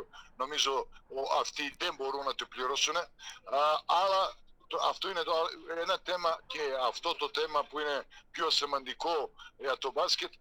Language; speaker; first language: Greek; non-native, fluent; Serbian